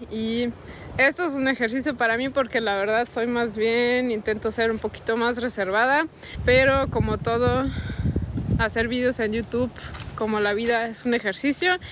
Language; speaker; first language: Spanish; early bilingual, heritage; Spanish